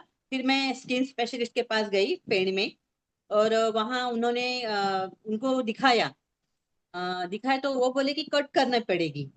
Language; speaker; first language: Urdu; non-native, local second language; Marathi